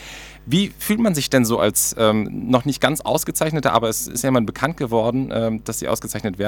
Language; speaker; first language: German; native; German